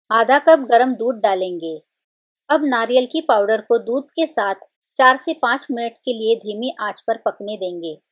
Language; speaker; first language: Hindi; non-native, local second language; Marathi